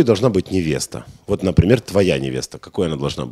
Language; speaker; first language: Russian; native; Russian